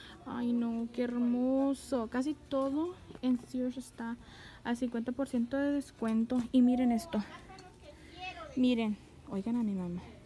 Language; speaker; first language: Spanish; early bilingual, heritage; Spanish